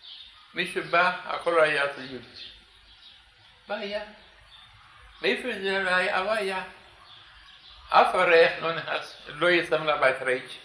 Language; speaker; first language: Hebrew; non-native, fluent; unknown